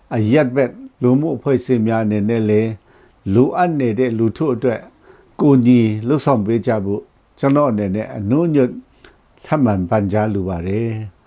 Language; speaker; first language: Burmese; non-native, local second language; Kachin